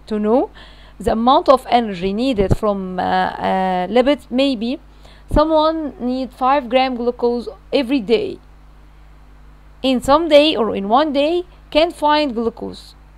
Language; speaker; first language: English; non-native, fluent; Arabic